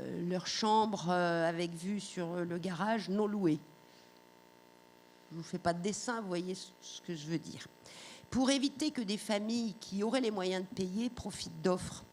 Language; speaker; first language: French; native; French